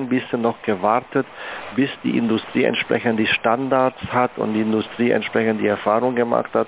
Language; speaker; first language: German; native; German